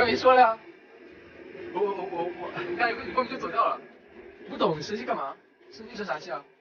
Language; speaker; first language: Chinese; native; Chinese